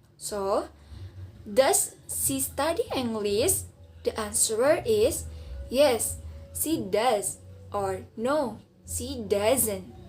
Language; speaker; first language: English; non-native, learner; Indonesian